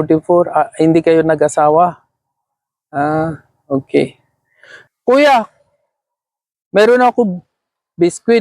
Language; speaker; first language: Filipino; non-native, learner; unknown